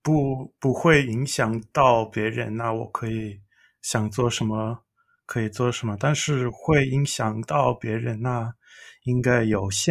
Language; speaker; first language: Chinese; non-native, learner; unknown